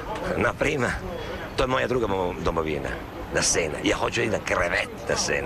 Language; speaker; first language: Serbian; non-native, learner; Italian